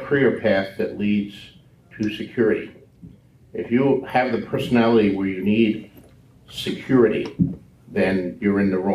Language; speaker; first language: English; native; English